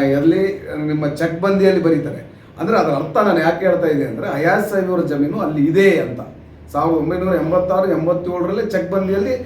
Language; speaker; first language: Kannada; non-native, local second language; Urdu